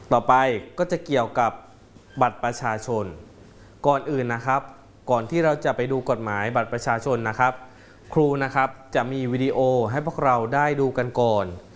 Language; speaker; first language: Thai; native; Thai